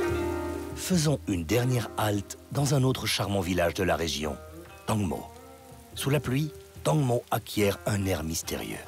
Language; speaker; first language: French; native; French